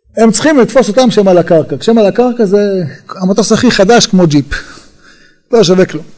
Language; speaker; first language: Hebrew; native; Hebrew